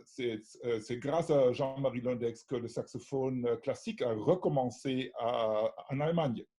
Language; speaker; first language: French; non-native, learner; German